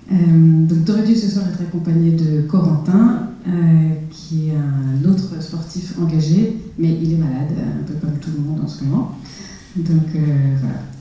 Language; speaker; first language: French; native; French